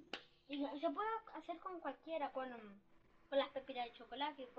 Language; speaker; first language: Spanish; native; Spanish